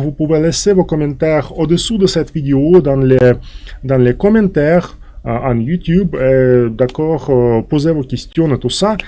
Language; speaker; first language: French; non-native, fluent; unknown